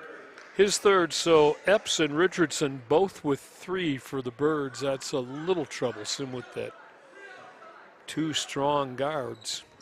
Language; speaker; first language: English; native; English